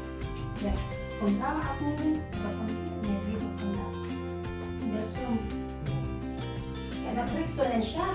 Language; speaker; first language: German; non-native, fluent; Filipino